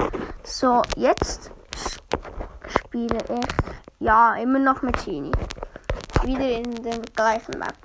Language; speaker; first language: German; native; German